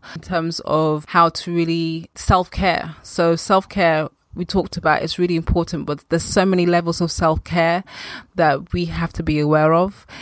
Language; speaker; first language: English; native; English